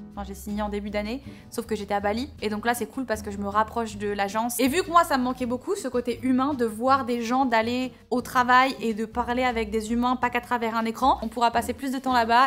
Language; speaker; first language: French; native; French